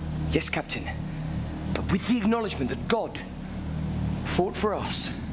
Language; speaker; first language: English; native; English